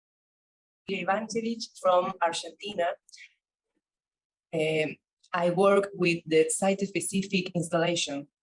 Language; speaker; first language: English; non-native, learner; Spanish